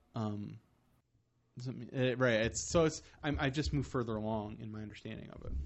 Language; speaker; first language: English; native; English